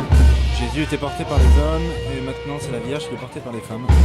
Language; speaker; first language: French; native; French